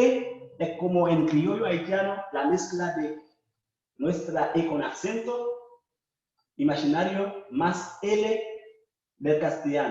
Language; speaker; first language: Spanish; non-native, fluent; Haitian Creole